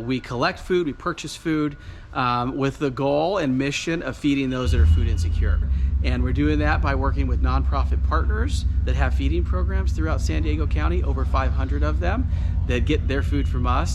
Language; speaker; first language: English; native; English